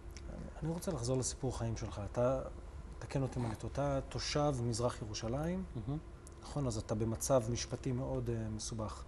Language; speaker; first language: Hebrew; native; Hebrew